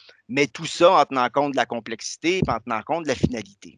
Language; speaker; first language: French; native; French